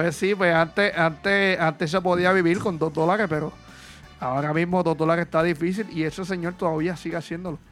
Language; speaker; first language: Spanish; native; Spanish